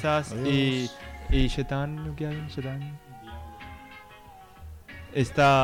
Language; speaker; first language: Spanish; non-native, learner; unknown